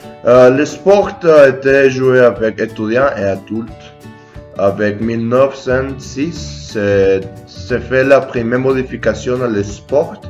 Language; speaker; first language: French; non-native, learner; Spanish